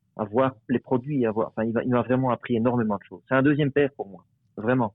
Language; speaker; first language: French; native; French